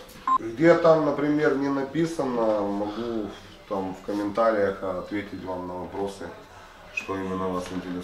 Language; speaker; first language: Russian; native; Russian